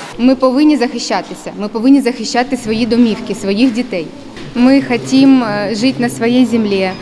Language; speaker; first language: Ukrainian; non-native, local second language; Russian